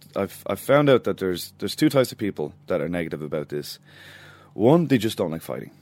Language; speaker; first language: English; native; English